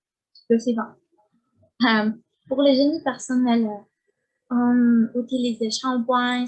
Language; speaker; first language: French; non-native, learner; Spanish